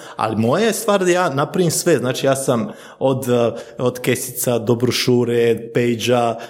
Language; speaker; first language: Croatian; early bilingual, heritage; Slovenian